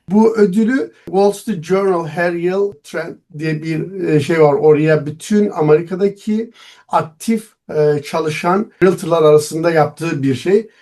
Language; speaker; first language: Turkish; non-native, local second language; Zaza